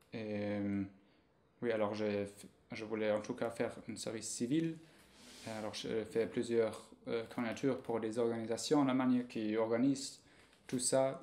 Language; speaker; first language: French; non-native, fluent; German